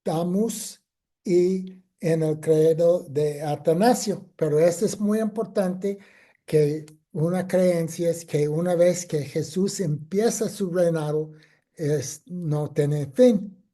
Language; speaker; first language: Spanish; non-native, fluent; English